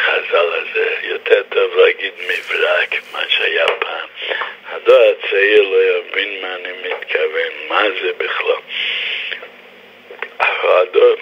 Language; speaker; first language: Hebrew; non-native, fluent; English